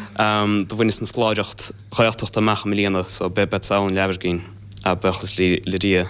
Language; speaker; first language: Irish; non-native, local second language; English